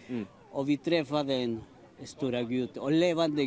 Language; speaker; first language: Swedish; non-native, learner; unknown